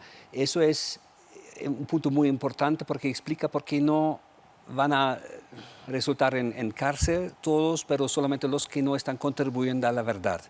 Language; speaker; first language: Spanish; non-native, fluent; German